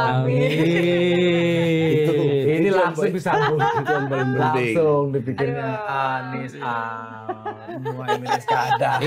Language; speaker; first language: Indonesian; native; Indonesian